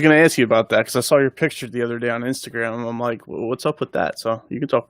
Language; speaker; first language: English; native; English